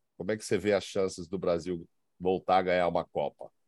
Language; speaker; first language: Portuguese; native; Portuguese